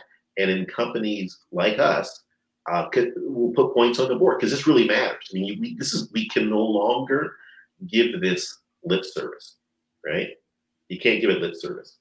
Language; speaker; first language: English; native; English